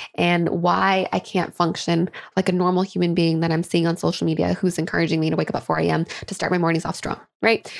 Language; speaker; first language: English; native; English